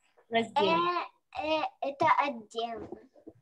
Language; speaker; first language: Russian; early bilingual, heritage; Russian